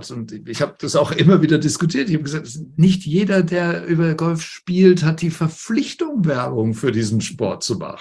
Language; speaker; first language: German; native; German